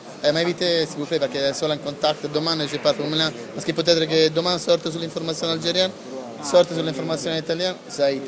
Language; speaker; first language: French; non-native, learner; Italian